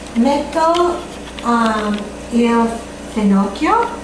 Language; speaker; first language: Italian; non-native, learner; English